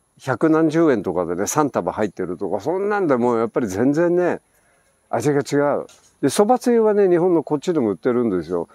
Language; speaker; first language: Japanese; native; Japanese